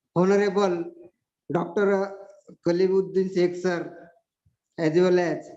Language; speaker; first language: English; non-native, local second language; Marathi